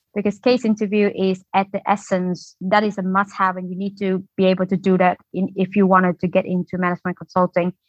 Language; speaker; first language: English; non-native, fluent; Vietnamese